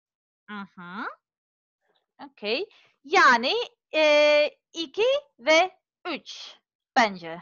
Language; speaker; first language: Turkish; non-native, learner; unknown